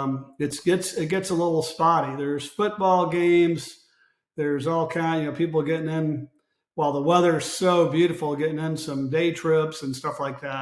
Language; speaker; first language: English; native; English